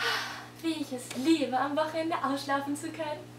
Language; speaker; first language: German; native; German